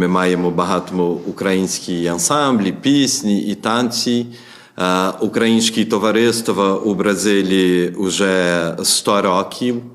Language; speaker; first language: Ukrainian; early bilingual, heritage; Portuguese